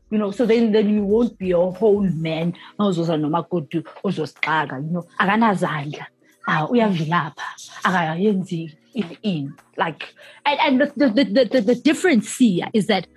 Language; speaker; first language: English; non-native, local second language; Zulu